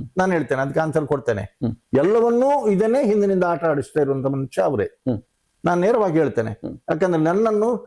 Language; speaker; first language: Kannada; non-native, local second language; Tulu